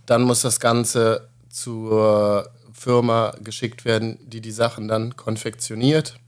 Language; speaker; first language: German; native; German